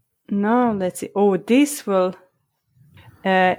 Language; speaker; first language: English; non-native, fluent; Swedish